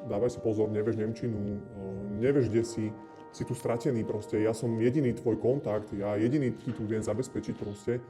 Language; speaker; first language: Slovak; native; Slovak